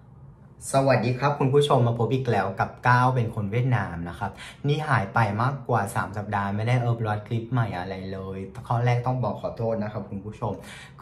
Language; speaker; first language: Thai; non-native, fluent; Vietnamese